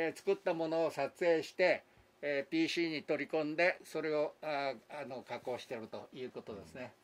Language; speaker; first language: Japanese; native; Japanese